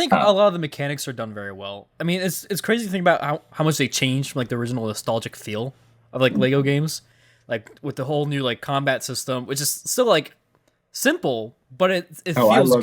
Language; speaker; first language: English; native; English